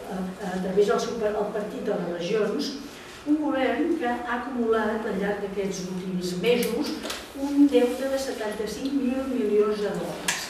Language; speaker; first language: Catalan; native; Catalan